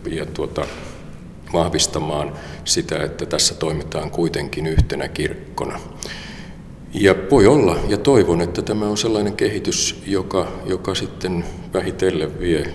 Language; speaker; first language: Finnish; native; Finnish